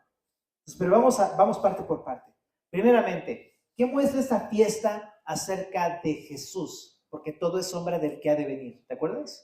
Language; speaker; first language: Spanish; native; Spanish